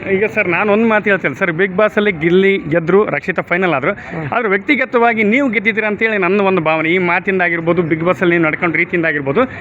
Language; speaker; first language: Kannada; native; Kannada